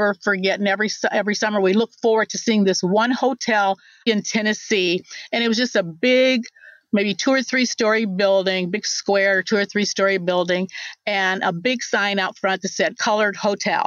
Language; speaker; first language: English; native; English